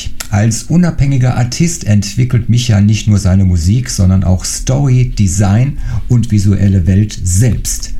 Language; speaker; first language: German; native; German